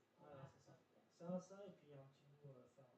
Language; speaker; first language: French; native; French